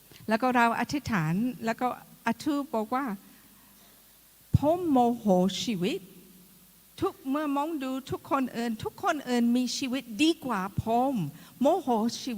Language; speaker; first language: Thai; non-native, fluent; English